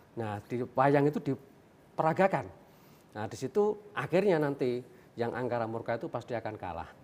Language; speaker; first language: Indonesian; non-native, local second language; Javanese